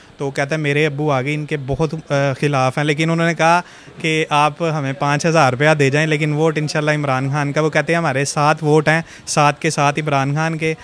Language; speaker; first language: Urdu; non-native, local second language; Punjabi